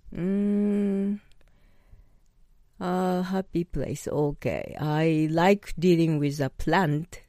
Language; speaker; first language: English; non-native, learner; Japanese